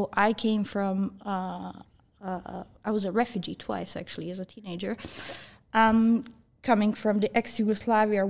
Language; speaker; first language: English; early bilingual, other home language; Bosnian